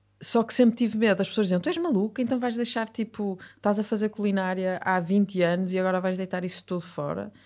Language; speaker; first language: Portuguese; native; Portuguese